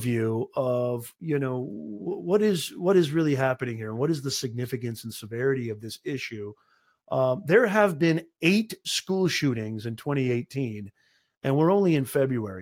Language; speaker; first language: English; native; English